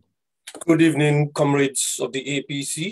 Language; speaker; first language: English; non-native, local second language; Krio